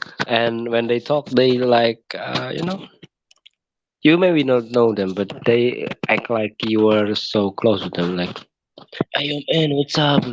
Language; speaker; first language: English; non-native, learner; Indonesian